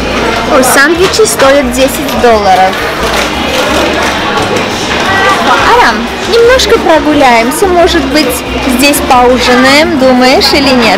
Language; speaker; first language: Russian; non-native, local second language; Armenian